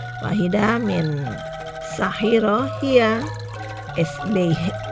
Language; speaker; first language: Arabic; non-native, fluent; Indonesian